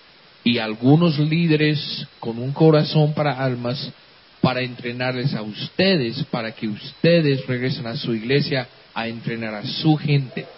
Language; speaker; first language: Spanish; native; Spanish